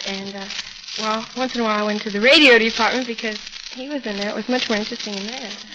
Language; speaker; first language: English; native; English